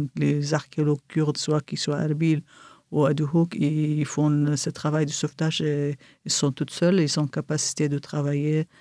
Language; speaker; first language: French; non-native, fluent; Kurdish